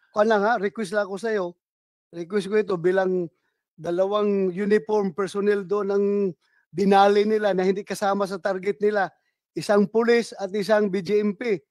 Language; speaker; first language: Filipino; native; Filipino